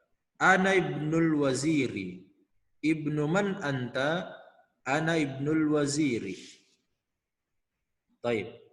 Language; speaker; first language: Arabic; non-native, fluent; Indonesian